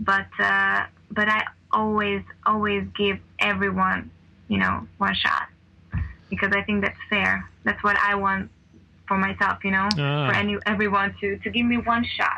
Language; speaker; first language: English; non-native, fluent; Hungarian